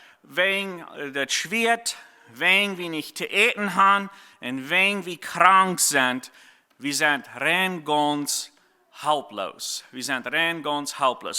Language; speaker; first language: German; non-native, learner; Plautdietsch